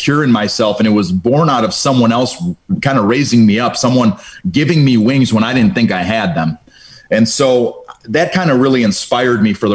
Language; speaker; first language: English; early bilingual, other home language; Romanian